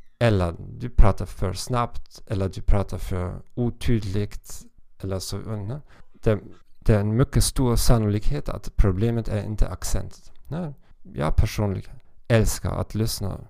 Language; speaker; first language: Swedish; non-native, learner; German